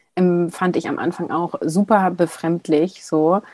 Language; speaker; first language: German; native; German